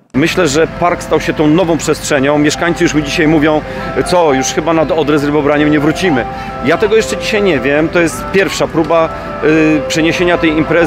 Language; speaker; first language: Polish; native; Polish